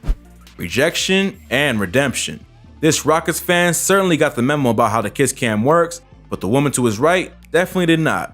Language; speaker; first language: English; native; English